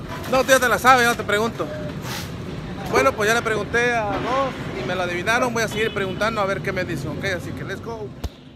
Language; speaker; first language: Spanish; native; Spanish